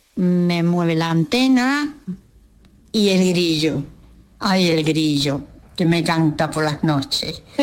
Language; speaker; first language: Spanish; early bilingual, other home language; Russian